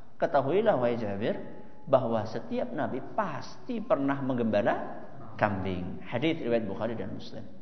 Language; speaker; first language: Indonesian; non-native, local second language; Javanese